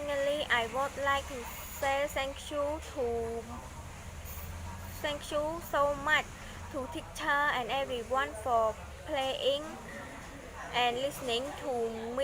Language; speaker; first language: English; non-native, learner; Khmer